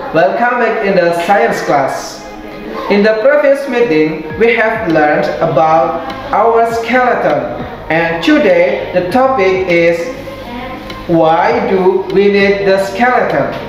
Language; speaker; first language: English; non-native, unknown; Indonesian